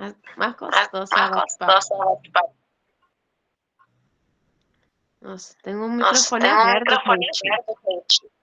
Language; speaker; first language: Portuguese; non-native, fluent; Spanish